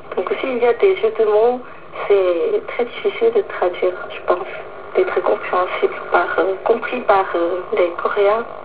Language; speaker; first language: French; non-native, fluent; Korean